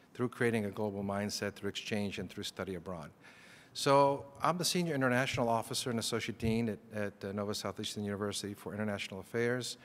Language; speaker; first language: English; native; English